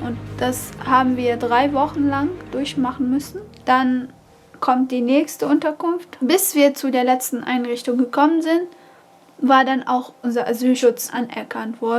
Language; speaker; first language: German; non-native, fluent; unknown